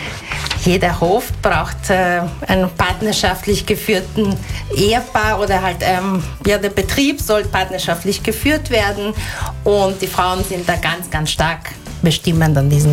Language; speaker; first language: German; native; German